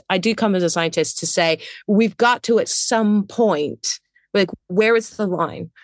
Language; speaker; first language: English; native; English